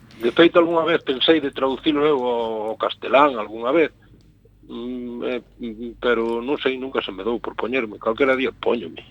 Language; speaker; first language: Galician; native; Galician